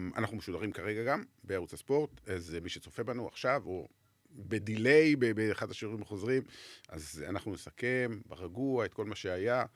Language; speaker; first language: Hebrew; native; Hebrew